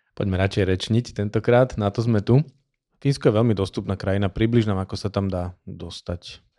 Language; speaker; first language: Slovak; native; Slovak